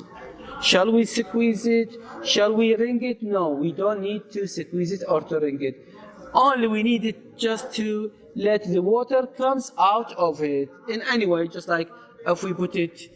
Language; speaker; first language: English; non-native, fluent; Arabic